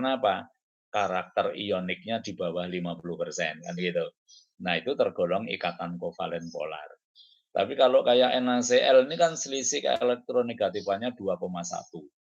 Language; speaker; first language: Indonesian; native; Indonesian